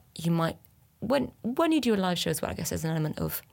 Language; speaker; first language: English; early bilingual, other home language; French